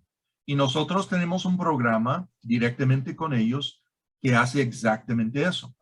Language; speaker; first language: Spanish; non-native, fluent; English